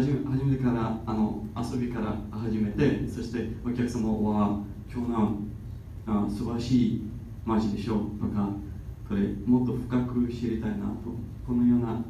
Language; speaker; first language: Japanese; non-native, learner; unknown